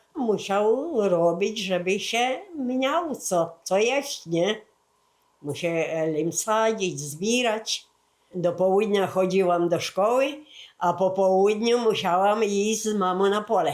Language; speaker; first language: Polish; early bilingual, heritage; Polish